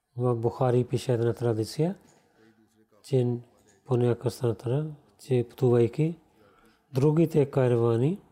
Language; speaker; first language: Bulgarian; non-native, learner; Urdu